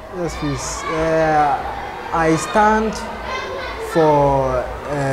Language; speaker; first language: English; non-native, local second language; Akan